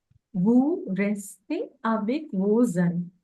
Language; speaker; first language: French; non-native, fluent; English